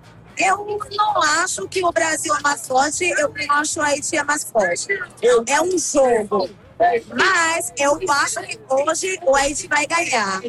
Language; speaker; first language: Portuguese; non-native, learner; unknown